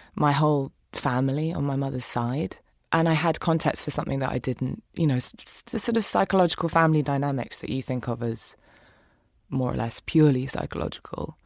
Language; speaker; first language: English; native; English